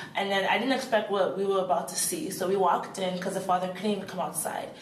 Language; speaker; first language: English; native; English